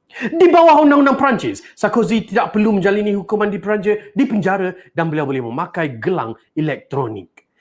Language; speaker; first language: Malay; native; Malay